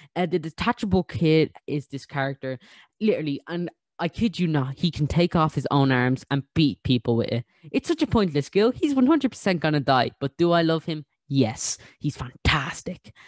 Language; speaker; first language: English; native; English